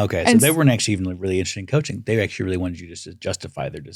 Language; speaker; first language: English; native; English